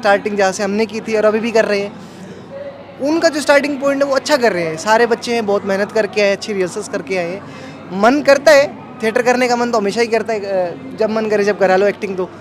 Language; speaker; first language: Hindi; native; Hindi